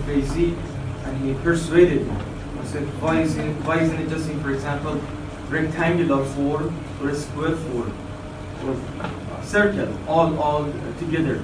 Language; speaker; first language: English; non-native, fluent; Persian